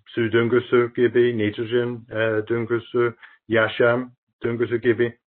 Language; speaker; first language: Turkish; non-native, learner; English